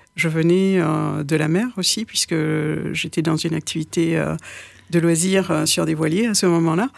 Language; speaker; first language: French; non-native, local second language; Morisyen